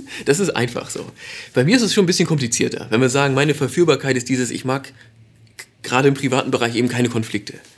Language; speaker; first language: German; native; German